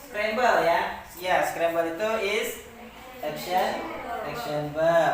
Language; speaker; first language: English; non-native, learner; Indonesian